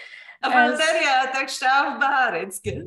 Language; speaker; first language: Hebrew; non-native, fluent; Polish